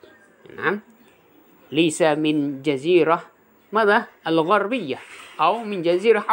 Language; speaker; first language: Arabic; non-native, fluent; Indonesian